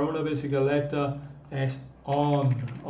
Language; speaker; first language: Spanish; non-native, fluent; English